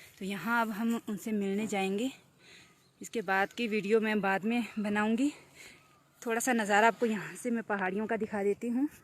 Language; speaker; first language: Hindi; non-native, local second language; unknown